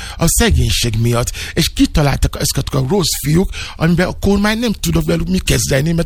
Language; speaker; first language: Hungarian; non-native, fluent; Yoruba